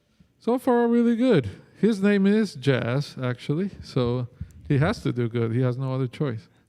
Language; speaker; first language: English; non-native, fluent; Spanish